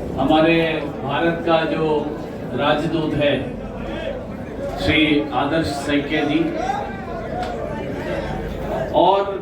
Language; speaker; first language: Hindi; non-native, local second language; Malayalam